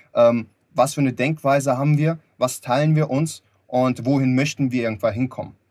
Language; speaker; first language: German; early bilingual, other home language; Lithuanian